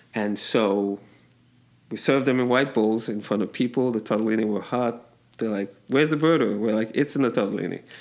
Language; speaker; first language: English; non-native, local second language; Yoruba